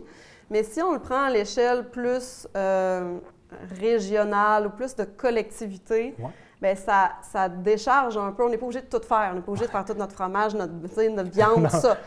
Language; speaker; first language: French; native; French